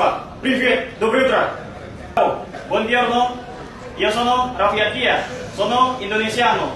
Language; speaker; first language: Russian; non-native, learner; Indonesian